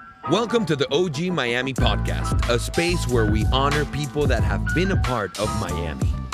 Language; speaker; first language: English; early bilingual, other home language; Spanish